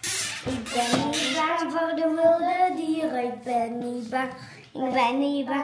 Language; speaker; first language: Dutch; early bilingual, other home language; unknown